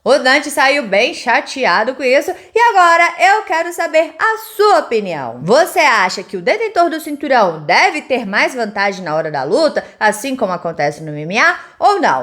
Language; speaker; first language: Portuguese; native; Portuguese